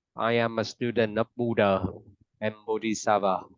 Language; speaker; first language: English; non-native, fluent; Vietnamese